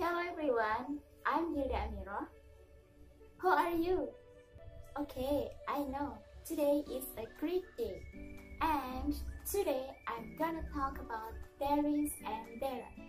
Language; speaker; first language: English; non-native, learner; Indonesian